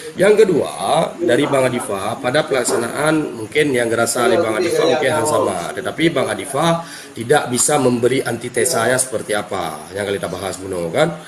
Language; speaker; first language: Malay; non-native, local second language; Achinese